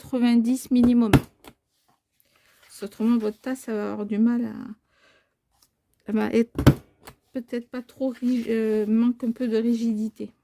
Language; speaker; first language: French; native; French